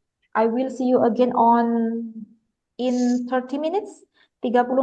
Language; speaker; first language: English; non-native, fluent; Indonesian